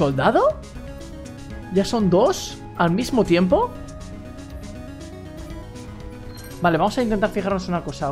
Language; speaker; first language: Spanish; native; Spanish